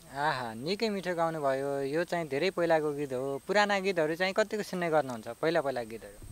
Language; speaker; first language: Nepali; native; Nepali